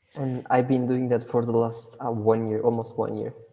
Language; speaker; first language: English; non-native, fluent; Turkish